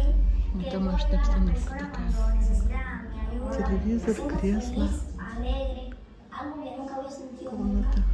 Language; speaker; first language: Russian; native; Russian